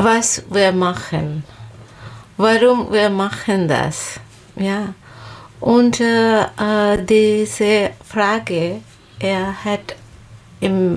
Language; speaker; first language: German; non-native, learner; Bangla